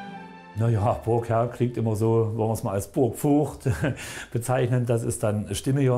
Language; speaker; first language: German; native; German